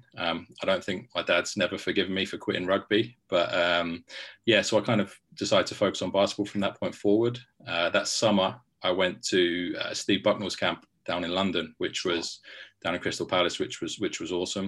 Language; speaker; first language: English; native; English